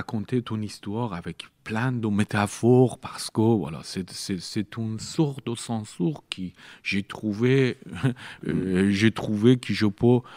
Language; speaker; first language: French; non-native, learner; Persian